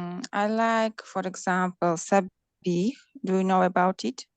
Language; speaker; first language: English; non-native, learner; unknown